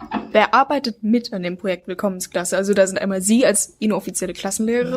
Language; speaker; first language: German; native; German